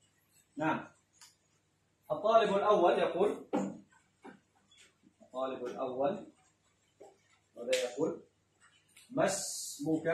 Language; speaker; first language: Arabic; non-native, fluent; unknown